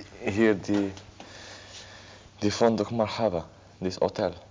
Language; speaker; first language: Dutch; non-native, learner; Arabic